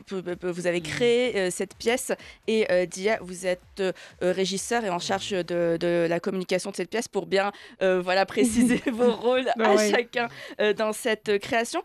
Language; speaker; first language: French; non-native, local second language; Arabic